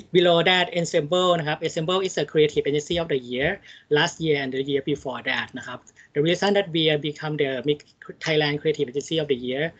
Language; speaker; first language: English; non-native, fluent; Thai